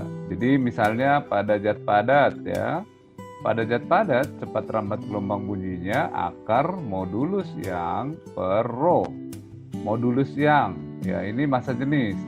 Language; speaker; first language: Indonesian; native; Indonesian